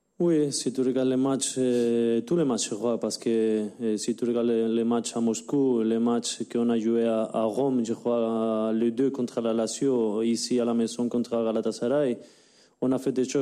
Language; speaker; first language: French; non-native, learner; Spanish